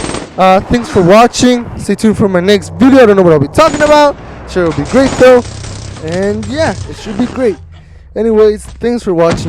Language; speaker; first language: English; native; English